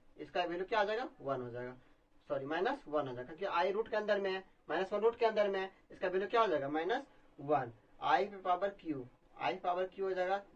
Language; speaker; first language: Hindi; native; Hindi